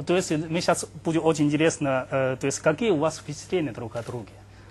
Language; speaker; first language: Russian; non-native, fluent; Chinese